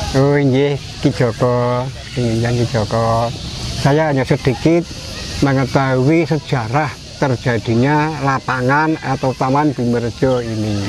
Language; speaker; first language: Indonesian; non-native, local second language; Javanese